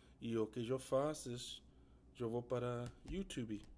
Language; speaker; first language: Portuguese; non-native, learner; English